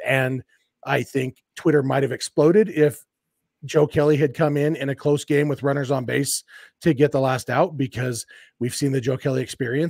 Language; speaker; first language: English; native; English